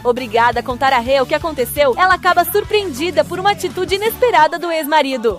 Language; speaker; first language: Portuguese; native; Portuguese